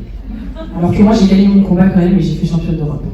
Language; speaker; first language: French; native; French